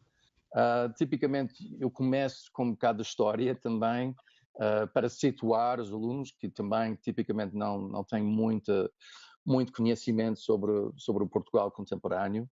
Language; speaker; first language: Portuguese; non-native, fluent; English